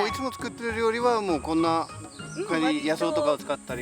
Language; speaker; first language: Japanese; non-native, fluent; Swedish